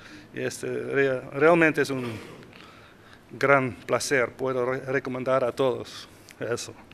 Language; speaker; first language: Spanish; non-native, fluent; Dutch